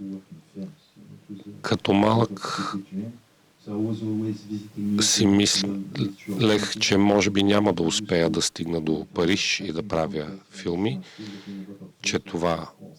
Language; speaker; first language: Bulgarian; native; Bulgarian